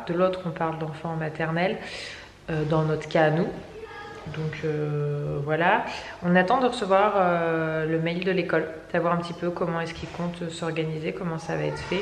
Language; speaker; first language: French; native; French